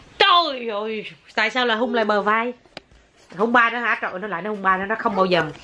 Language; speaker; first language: Vietnamese; native; Vietnamese